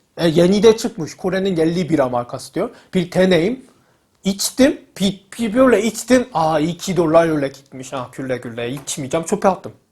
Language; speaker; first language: Turkish; non-native, learner; Korean